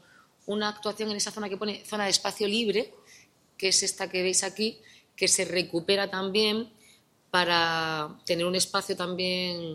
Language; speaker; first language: Spanish; native; Spanish